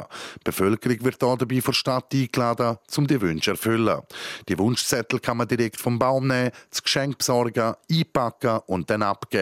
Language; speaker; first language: German; native; German